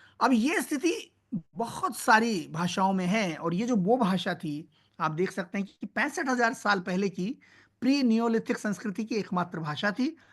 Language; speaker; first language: Hindi; native; Hindi